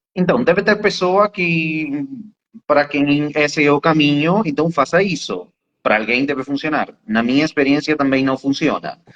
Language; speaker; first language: Portuguese; non-native, fluent; Spanish